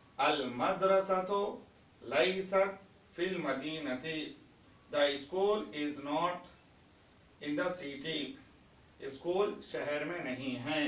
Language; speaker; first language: Hindi; non-native, fluent; Urdu